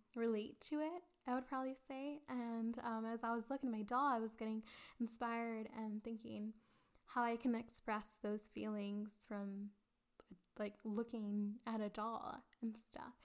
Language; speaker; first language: English; early bilingual, other home language; Spanish